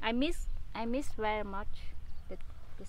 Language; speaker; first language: English; non-native, fluent; Vietnamese